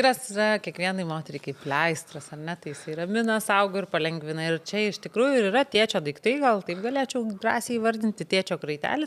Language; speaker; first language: Lithuanian; native; Lithuanian